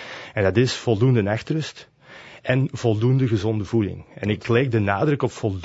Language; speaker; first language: Dutch; native; Dutch